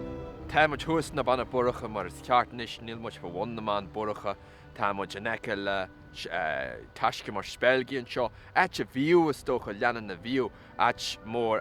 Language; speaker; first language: Irish; non-native, local second language; English